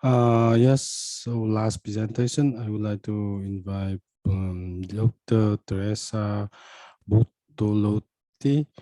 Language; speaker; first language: English; non-native, fluent; Vietnamese